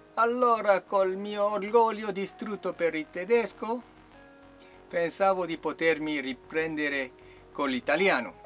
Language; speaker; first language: Italian; non-native, learner; Chinese